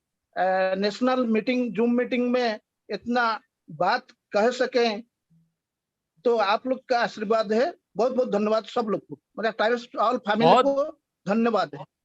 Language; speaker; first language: Hindi; non-native, local second language; Odia